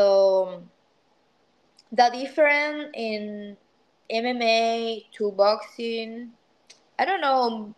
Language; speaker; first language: English; non-native, learner; Spanish